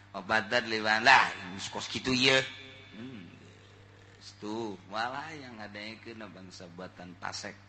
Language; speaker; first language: Sundanese; native; Sundanese